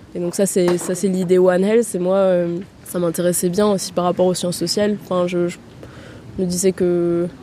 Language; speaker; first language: French; early bilingual, heritage; German